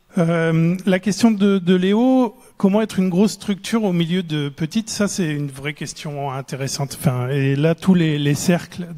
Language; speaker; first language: French; native; French